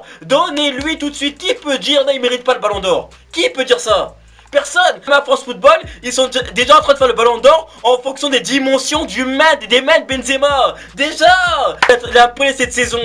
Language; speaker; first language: French; native; French